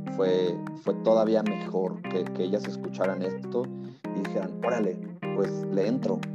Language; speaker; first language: Spanish; native; Spanish